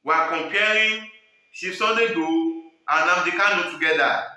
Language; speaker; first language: English; non-native, local second language; Yoruba